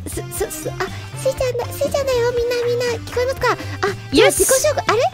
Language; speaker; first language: Japanese; native; Japanese